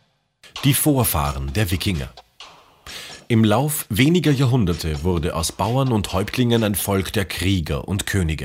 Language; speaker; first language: German; native; German